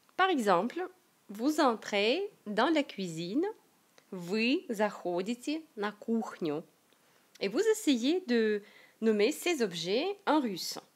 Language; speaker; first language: French; non-native, fluent; Russian